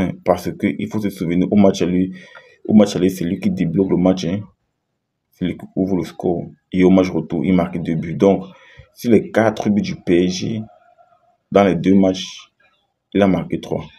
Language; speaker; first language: French; native; French